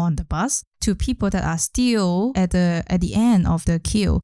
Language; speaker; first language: English; non-native, local second language; Cantonese